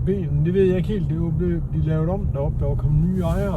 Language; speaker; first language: Danish; native; Danish